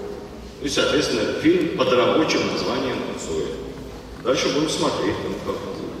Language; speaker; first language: Russian; native; Russian